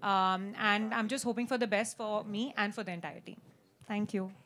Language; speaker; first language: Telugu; non-native, learner; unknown